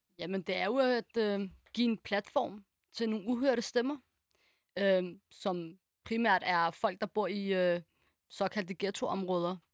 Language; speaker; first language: Danish; early bilingual, other home language; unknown